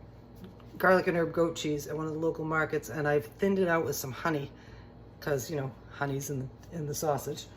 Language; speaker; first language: English; native; English